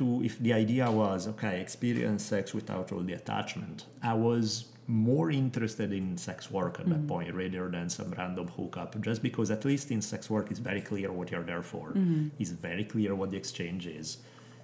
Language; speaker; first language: English; non-native, fluent; Italian